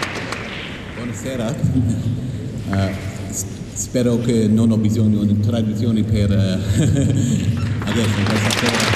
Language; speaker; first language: Italian; non-native, learner; English